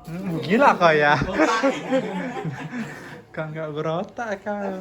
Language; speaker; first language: Indonesian; native; Indonesian